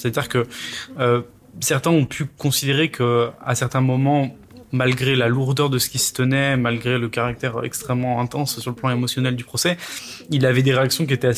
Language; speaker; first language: French; native; French